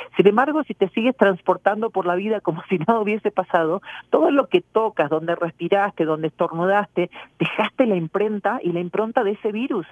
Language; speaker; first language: Spanish; native; Spanish